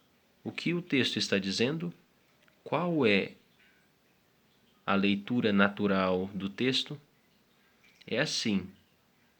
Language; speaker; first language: Portuguese; native; Portuguese